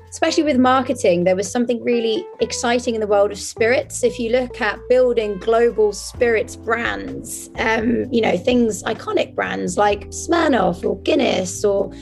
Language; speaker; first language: English; early bilingual, other home language; French